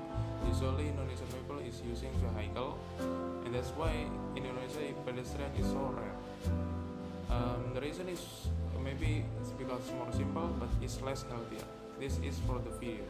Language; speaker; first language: English; non-native, learner; Indonesian